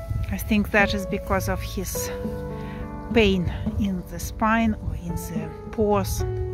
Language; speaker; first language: English; non-native, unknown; Russian